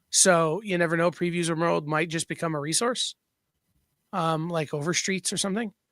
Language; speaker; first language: English; native; English